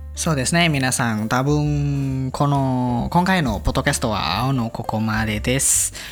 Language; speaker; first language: Japanese; non-native, learner; Indonesian